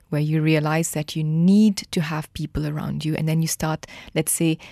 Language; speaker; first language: English; non-native, fluent; Morisyen